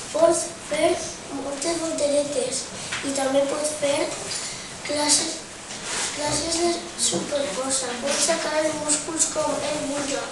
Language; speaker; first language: Catalan; non-native, local second language; Spanish